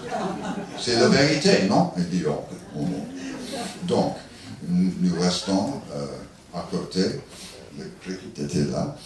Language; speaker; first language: French; non-native, learner; English